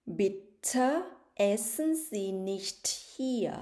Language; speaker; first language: German; non-native, fluent; Thai